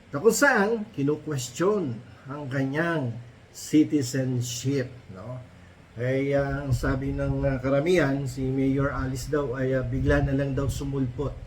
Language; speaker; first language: Filipino; native; Filipino